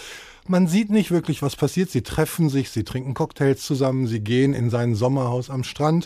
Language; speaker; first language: German; native; German